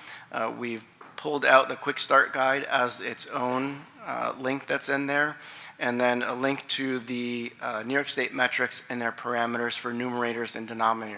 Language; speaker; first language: English; native; English